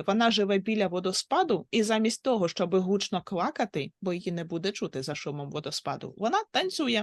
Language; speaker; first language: Ukrainian; native; Ukrainian